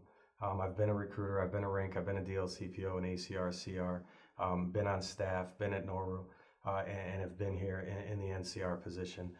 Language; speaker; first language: English; native; English